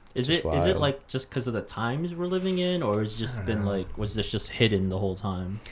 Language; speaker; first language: English; native; English